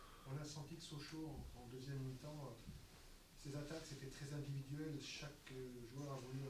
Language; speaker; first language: French; native; French